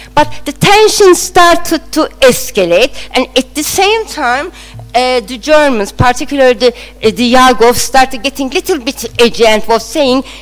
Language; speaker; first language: English; non-native, fluent; Turkish